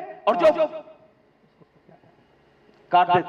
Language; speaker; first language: Hindi; native; Hindi